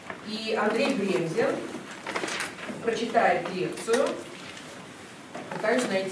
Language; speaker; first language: Russian; native; Russian